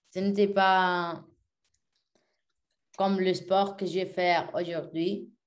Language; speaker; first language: French; non-native, learner; Spanish